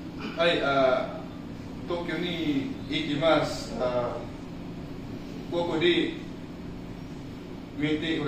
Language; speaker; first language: Japanese; non-native, learner; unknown